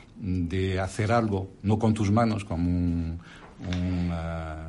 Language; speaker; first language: Spanish; non-native, fluent; French